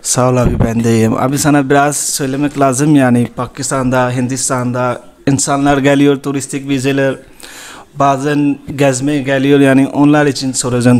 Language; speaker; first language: Turkish; non-native, learner; Urdu